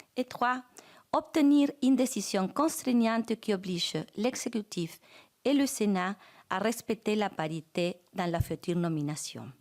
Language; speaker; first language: French; non-native, fluent; Spanish